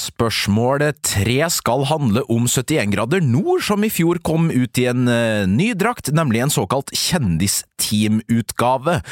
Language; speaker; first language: Norwegian; native; Norwegian